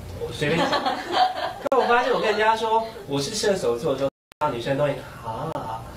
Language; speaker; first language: Chinese; native; Chinese